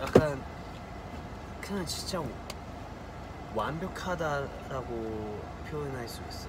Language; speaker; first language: Korean; non-native, fluent; Cantonese